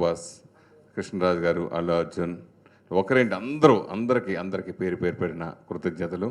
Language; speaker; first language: Telugu; native; Telugu